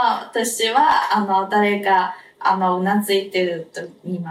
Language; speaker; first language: Japanese; non-native, fluent; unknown